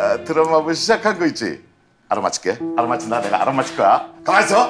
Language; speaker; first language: Korean; native; Korean